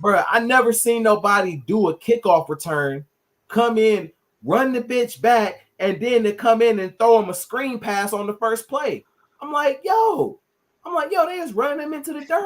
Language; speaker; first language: English; native; English